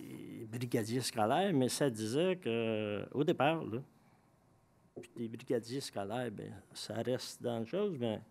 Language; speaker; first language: French; native; French